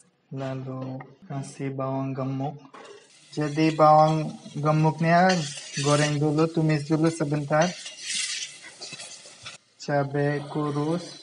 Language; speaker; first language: Indonesian; non-native, fluent; Bangla